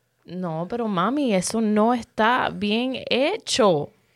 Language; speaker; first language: Spanish; early bilingual, other home language; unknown